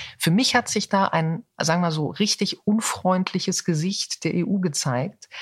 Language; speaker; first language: German; native; German